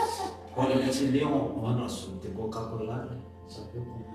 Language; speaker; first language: French; non-native, local second language; Malagasy